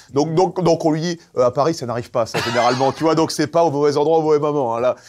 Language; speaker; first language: French; native; French